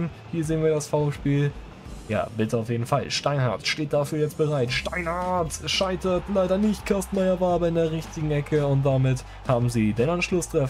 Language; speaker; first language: German; native; German